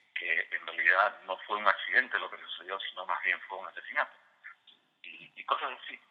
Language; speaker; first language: Spanish; native; Spanish